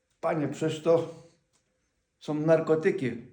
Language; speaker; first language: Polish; non-native, fluent; Ukrainian